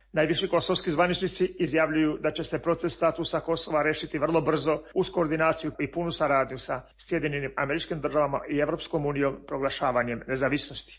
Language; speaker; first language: Serbian; non-native, local second language; Albanian